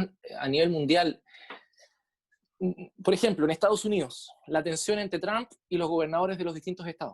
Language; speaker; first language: Spanish; native; Spanish